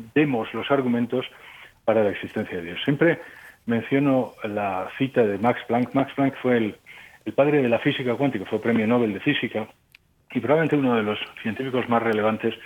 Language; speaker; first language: Spanish; native; Spanish